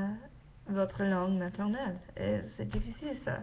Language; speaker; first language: French; non-native, learner; English